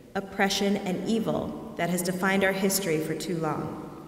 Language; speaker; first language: English; native; English